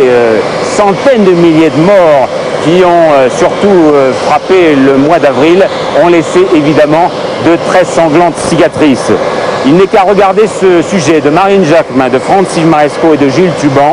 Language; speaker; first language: French; native; French